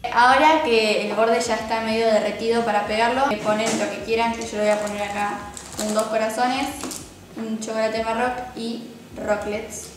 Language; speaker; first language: Spanish; native; Spanish